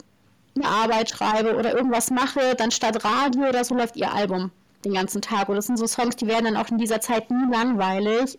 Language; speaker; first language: German; native; German